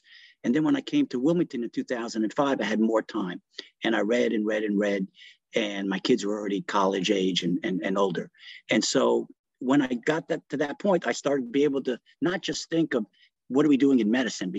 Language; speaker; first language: English; early bilingual, other home language; Italian